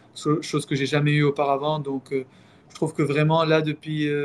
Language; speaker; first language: French; non-native, local second language; Arabic